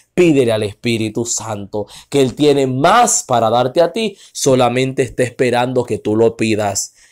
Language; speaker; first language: Spanish; non-native, fluent; Haitian Creole